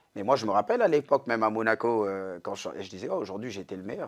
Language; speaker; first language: French; native; French